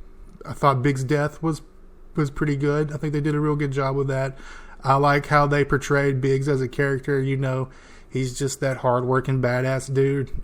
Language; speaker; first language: English; native; English